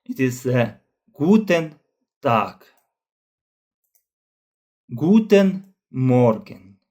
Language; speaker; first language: German; non-native, fluent; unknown